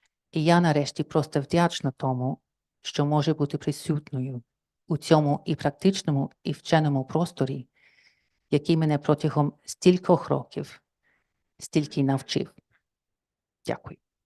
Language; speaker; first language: Ukrainian; non-native, fluent; English